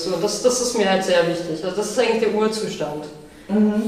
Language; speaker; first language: German; native; German